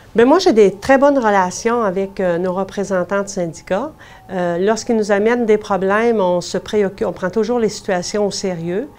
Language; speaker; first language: French; native; French